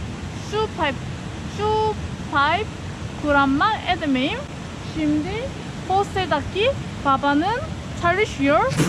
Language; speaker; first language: Turkish; non-native, learner; Nepali